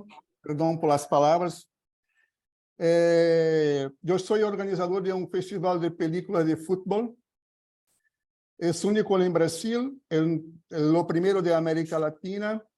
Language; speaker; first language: Spanish; non-native, learner; Portuguese